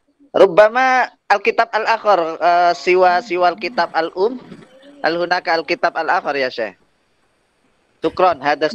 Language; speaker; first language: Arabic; non-native, learner; Indonesian